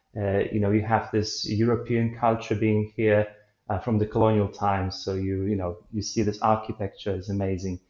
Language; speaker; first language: English; non-native, fluent; Polish